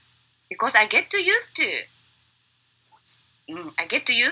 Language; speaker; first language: English; non-native, learner; Japanese